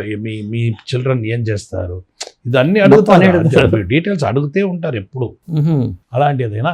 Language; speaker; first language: Telugu; non-native, local second language; Tamil